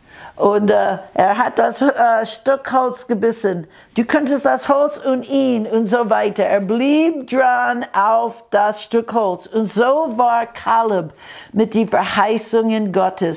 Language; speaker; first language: German; non-native, fluent; English